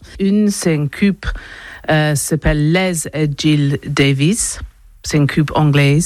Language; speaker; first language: French; non-native, learner; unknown